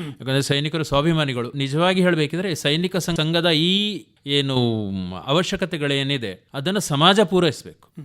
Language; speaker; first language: Kannada; non-native, local second language; Tulu